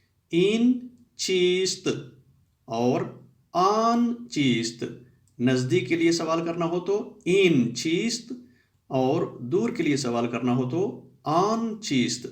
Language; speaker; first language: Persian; non-native, fluent; Urdu